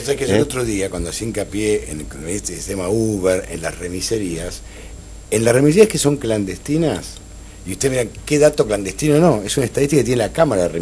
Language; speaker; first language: Spanish; native; Spanish